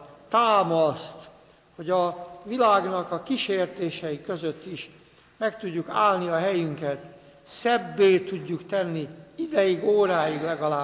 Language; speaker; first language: Hungarian; native; Hungarian